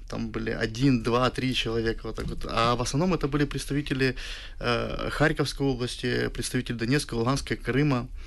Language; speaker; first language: Russian; native; Russian